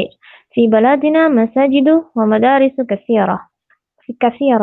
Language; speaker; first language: Arabic; non-native, learner; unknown